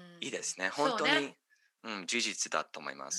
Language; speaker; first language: Japanese; non-native, learner; English